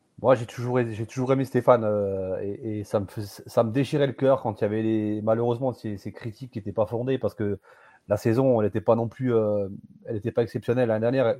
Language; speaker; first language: French; native; French